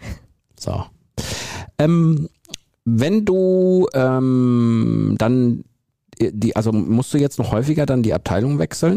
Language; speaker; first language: German; native; German